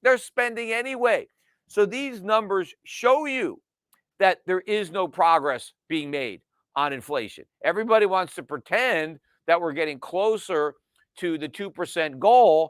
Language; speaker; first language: English; native; English